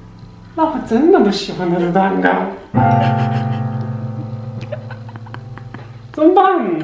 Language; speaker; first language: Chinese; non-native, fluent; Danish